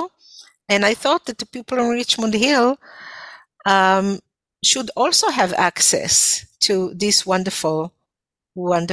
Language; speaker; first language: English; non-native, fluent; Hebrew